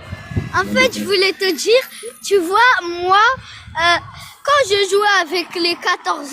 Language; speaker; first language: French; early bilingual, other home language; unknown